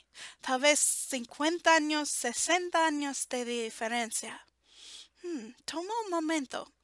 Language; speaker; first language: Spanish; non-native, fluent; English